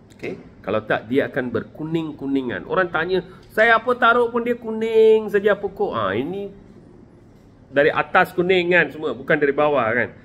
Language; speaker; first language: Malay; non-native, local second language; Tamil